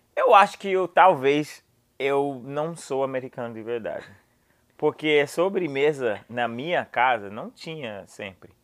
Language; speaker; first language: Portuguese; non-native, fluent; English